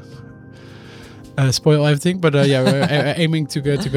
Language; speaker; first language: English; non-native, fluent; Dutch